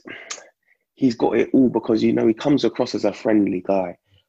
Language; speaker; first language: English; native; English